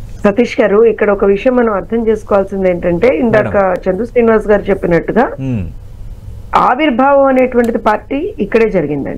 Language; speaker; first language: Telugu; native; Telugu